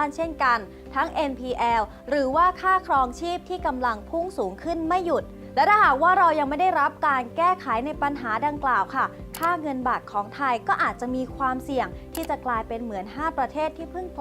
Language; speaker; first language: Thai; native; Thai